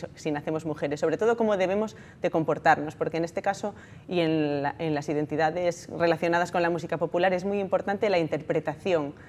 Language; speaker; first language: Spanish; native; Spanish